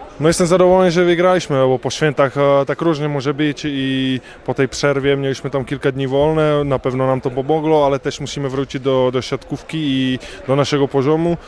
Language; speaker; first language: Polish; non-native, learner; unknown